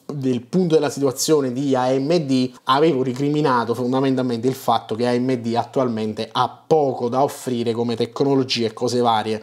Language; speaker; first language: Italian; native; Italian